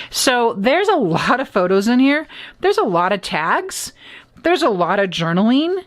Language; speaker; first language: English; native; English